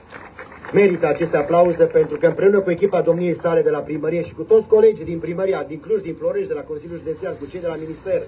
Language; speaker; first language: Romanian; native; Romanian